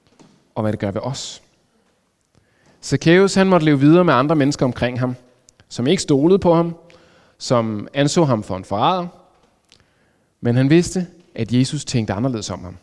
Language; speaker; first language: Danish; native; Danish